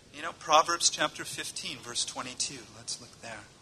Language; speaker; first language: English; native; English